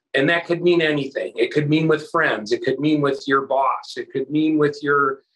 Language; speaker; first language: English; native; English